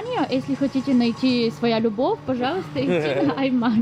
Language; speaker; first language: Russian; non-native, learner; Bulgarian